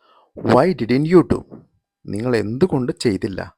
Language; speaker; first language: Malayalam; native; Malayalam